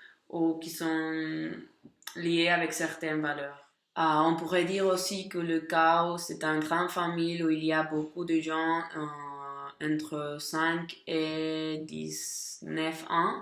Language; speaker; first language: French; non-native, learner; Catalan